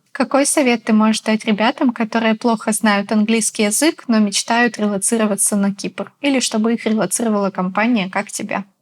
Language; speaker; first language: Russian; native; Russian